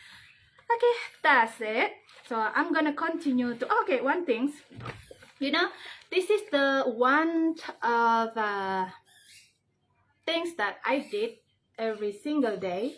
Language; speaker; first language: English; non-native, learner; Indonesian